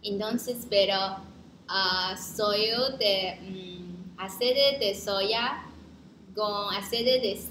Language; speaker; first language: Spanish; non-native, learner; Chinese